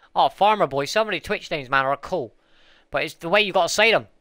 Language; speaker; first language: English; native; English